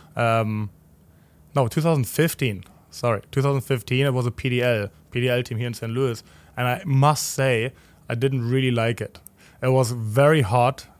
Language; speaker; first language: English; non-native, fluent; German